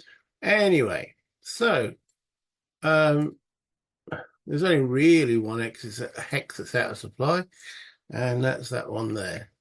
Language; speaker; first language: English; native; English